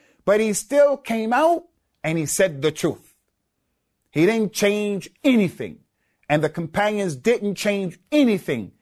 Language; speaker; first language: English; native; English